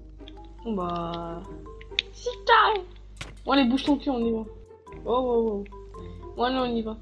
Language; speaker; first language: French; native; French